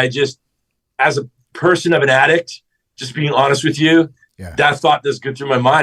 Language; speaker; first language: English; native; English